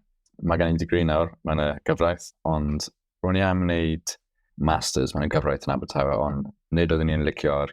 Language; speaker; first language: Welsh; non-native, local second language; English